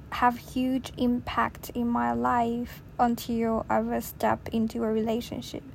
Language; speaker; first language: English; non-native, fluent; Chinese